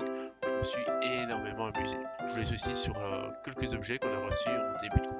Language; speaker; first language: French; native; French